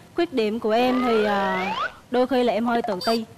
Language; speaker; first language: Vietnamese; native; Vietnamese